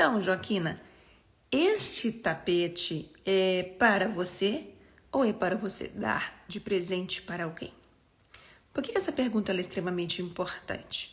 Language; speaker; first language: Portuguese; native; Portuguese